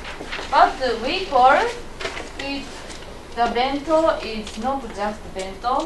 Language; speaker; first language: English; non-native, learner; Japanese